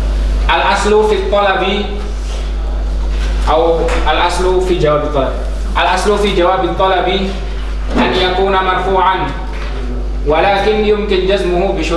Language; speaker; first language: Arabic; non-native, fluent; Indonesian